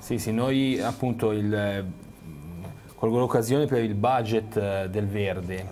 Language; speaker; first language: Italian; native; Italian